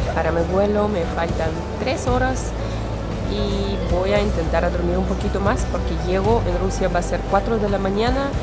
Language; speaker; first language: Spanish; non-native, fluent; Russian